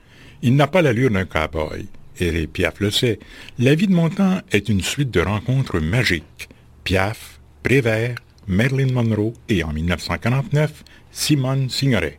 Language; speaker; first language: French; native; French